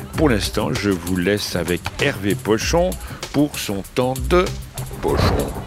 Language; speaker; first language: French; native; French